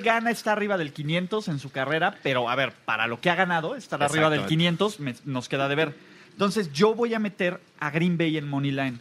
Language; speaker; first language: Spanish; native; Spanish